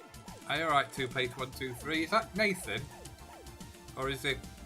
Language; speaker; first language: English; native; English